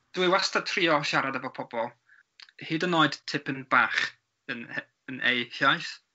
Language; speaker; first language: Welsh; non-native, learner; English